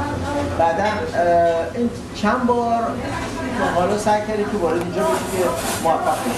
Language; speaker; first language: Persian; native; Persian